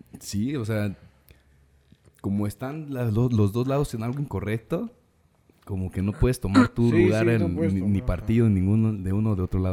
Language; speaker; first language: Spanish; native; Spanish